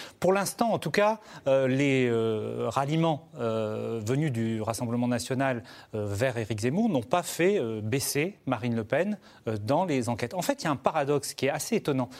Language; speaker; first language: French; native; French